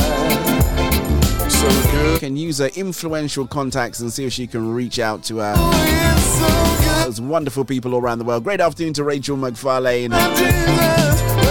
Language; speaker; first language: English; native; English